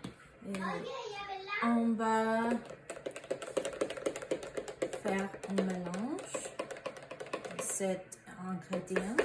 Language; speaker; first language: French; non-native, learner; Spanish